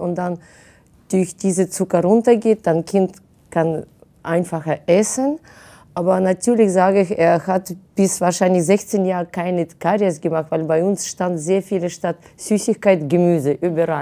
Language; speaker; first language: German; non-native, fluent; Russian